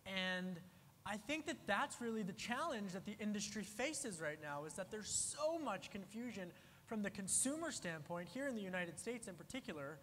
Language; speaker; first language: English; native; English